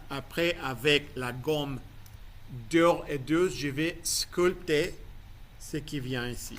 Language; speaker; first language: French; non-native, fluent; Spanish